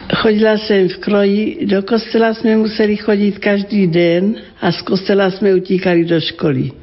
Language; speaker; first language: Czech; native; Czech